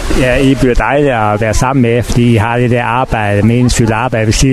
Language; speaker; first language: Danish; native; Danish